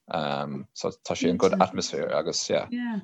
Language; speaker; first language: Irish; native; Irish